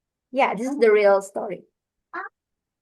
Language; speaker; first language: English; non-native, fluent; Indonesian